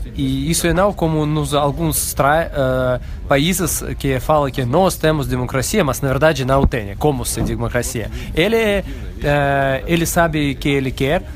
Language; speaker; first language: Portuguese; non-native, learner; Russian